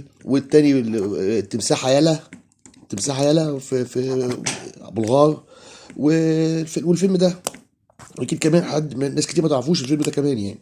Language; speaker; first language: Arabic; native; Arabic